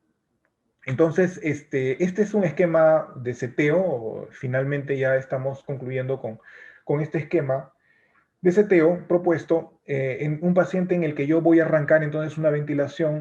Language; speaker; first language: Spanish; native; Spanish